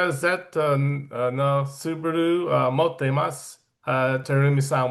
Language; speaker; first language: Japanese; non-native, learner; English